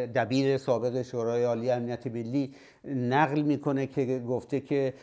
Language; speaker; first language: Persian; native; Persian